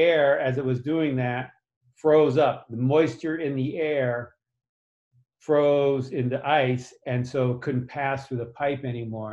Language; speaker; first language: English; native; English